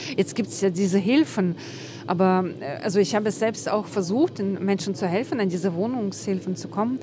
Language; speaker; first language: German; non-native, fluent; Ukrainian